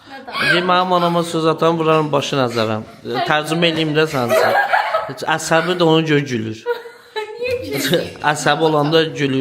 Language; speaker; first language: Azerbaijani; native; Azerbaijani